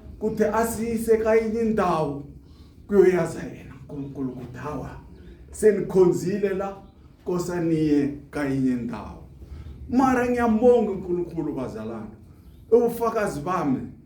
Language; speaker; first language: Zulu; non-native, local second language; Tsonga